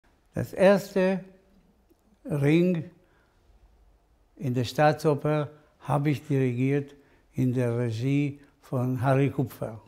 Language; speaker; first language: German; non-native, fluent; Spanish